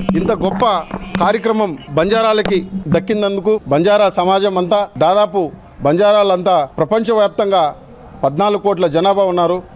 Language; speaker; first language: Telugu; non-native, local second language; Lambadi